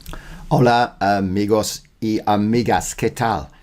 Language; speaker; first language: Spanish; non-native, learner; English